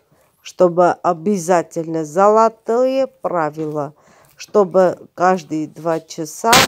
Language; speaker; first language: Russian; non-native, fluent; Armenian